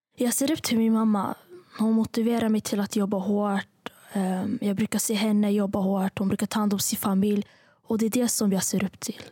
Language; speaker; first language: Swedish; early bilingual, other home language; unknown